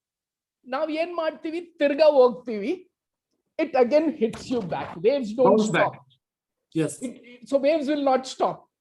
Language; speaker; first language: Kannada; non-native, local second language; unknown